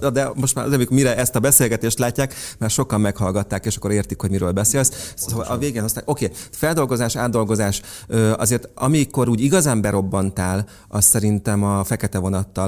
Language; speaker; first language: Hungarian; native; Hungarian